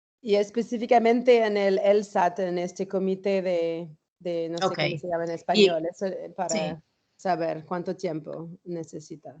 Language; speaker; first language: Spanish; non-native, learner; English